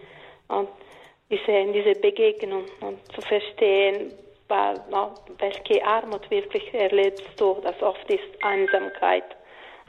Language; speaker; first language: German; non-native, fluent; Italian